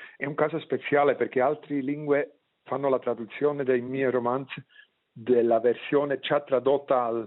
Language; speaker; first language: Italian; non-native, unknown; Swiss German